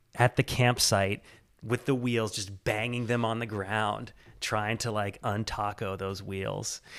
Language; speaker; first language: English; native; English